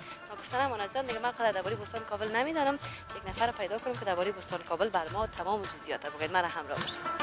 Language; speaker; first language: Persian; native; Persian